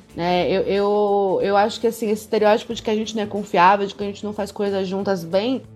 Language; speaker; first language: Portuguese; native; Portuguese